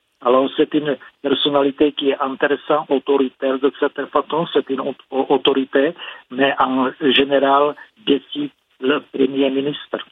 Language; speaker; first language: French; non-native, fluent; Czech